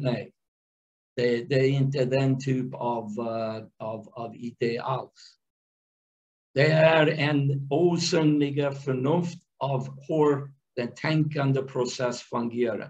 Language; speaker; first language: Swedish; non-native, fluent; English